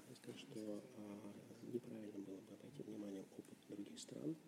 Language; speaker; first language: Russian; native; Russian